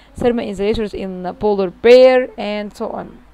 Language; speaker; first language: English; non-native, fluent; Arabic